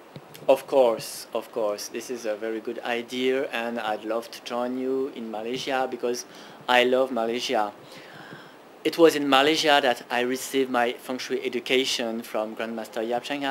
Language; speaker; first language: English; non-native, fluent; French